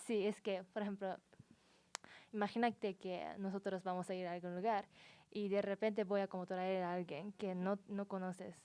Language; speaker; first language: Spanish; non-native, learner; Japanese